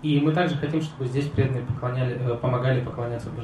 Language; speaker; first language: Russian; native; Russian